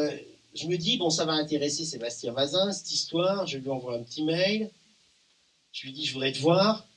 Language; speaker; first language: French; native; French